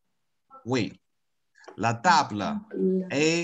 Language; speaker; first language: French; non-native, fluent; Chinese